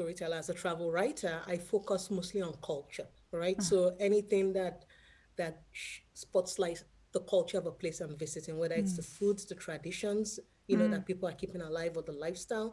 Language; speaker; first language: English; non-native, local second language; Yoruba